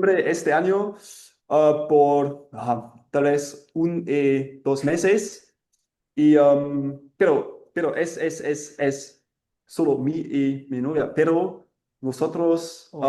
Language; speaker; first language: Spanish; non-native, learner; German